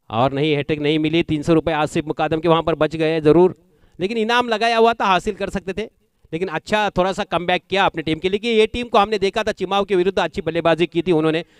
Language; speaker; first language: Hindi; non-native, local second language; Marathi